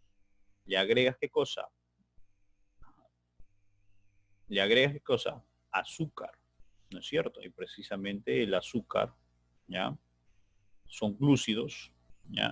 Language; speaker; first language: Spanish; native; Spanish